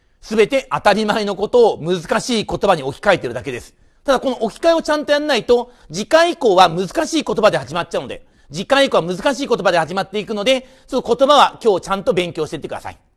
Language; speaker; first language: Japanese; native; Japanese